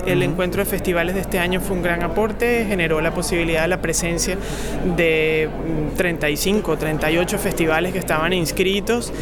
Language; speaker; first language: Spanish; native; Spanish